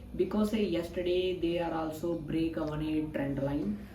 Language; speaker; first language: English; non-native, local second language; Punjabi